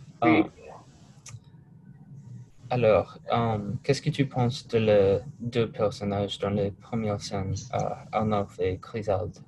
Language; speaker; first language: French; non-native, learner; English